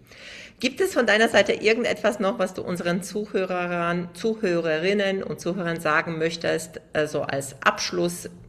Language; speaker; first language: German; native; German